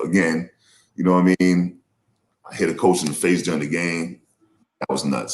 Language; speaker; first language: English; native; English